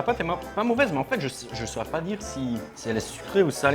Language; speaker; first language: French; native; French